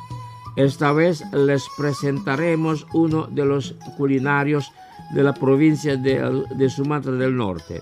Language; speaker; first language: Spanish; non-native, fluent; Indonesian